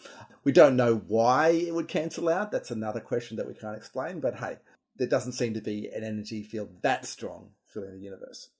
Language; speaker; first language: English; native; English